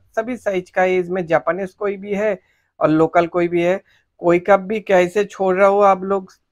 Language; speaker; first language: Hindi; native; Hindi